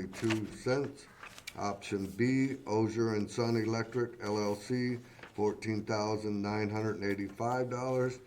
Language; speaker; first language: English; native; English